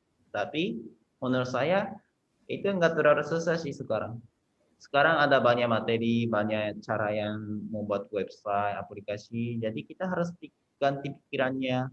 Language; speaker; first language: Indonesian; non-native, fluent; Japanese